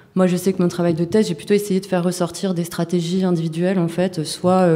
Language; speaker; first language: French; native; French